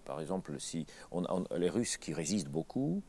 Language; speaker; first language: French; non-native, fluent; Russian